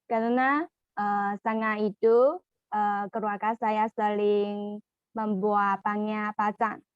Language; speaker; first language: Indonesian; non-native, learner; Chinese